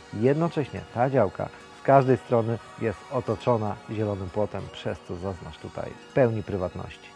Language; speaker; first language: Polish; native; Polish